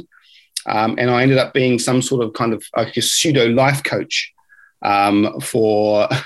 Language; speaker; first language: English; native; English